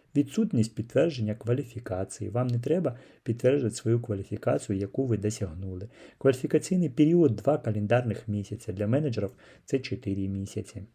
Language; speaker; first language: Ukrainian; non-native, local second language; Russian